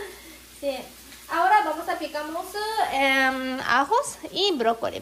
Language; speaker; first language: Spanish; non-native, learner; Japanese